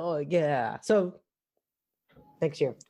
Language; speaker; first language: English; native; English